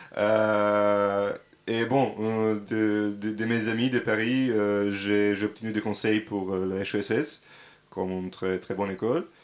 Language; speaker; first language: French; non-native, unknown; Serbian